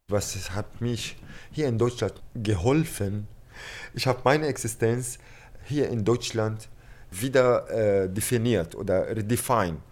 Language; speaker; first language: German; non-native, learner; Arabic